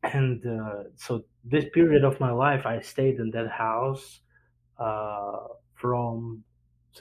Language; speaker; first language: English; non-native, fluent; Ukrainian